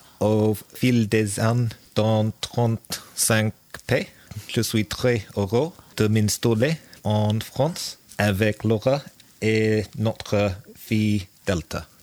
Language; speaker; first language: French; non-native, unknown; English